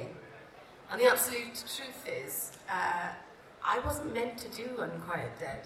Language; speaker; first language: English; native; English